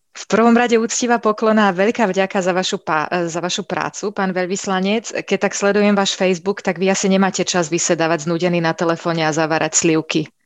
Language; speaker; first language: Slovak; native; Slovak